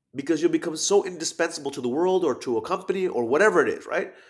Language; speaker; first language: English; early bilingual, other home language; Thai